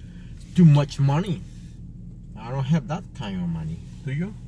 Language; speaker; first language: English; non-native, fluent; Spanish